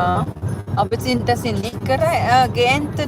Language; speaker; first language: German; non-native, fluent; Cebuano